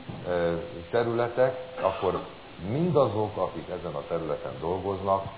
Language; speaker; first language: Hungarian; native; Hungarian